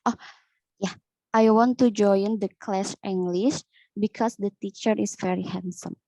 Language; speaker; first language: English; non-native, learner; Indonesian